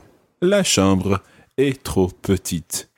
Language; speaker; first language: French; non-native, fluent; English